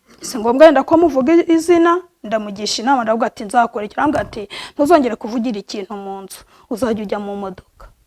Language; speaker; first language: Kinyarwanda; native; Kinyarwanda